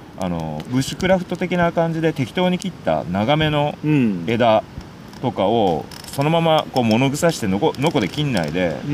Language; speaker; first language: Japanese; native; Japanese